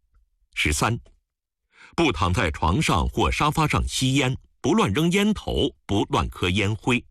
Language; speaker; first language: Chinese; native; Chinese